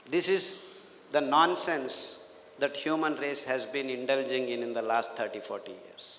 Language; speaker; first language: English; non-native, local second language; Telugu